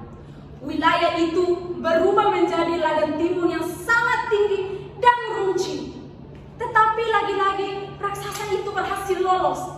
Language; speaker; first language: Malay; non-native, learner; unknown